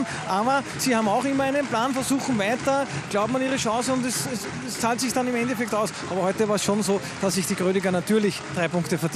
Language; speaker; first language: German; native; German